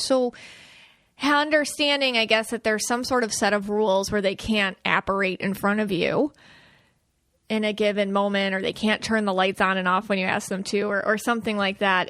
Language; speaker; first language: English; native; English